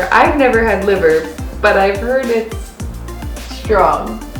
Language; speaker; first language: English; native; English